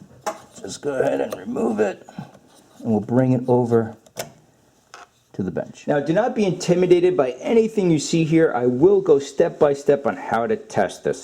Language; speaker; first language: English; native; English